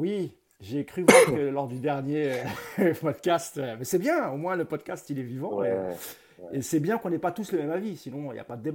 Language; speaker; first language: French; native; French